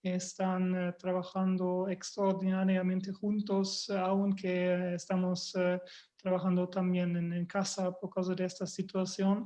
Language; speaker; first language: Spanish; non-native, fluent; German